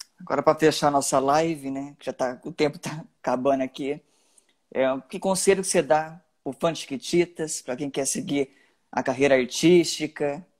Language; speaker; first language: Portuguese; native; Portuguese